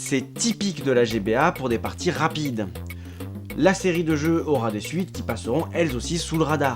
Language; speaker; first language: French; native; French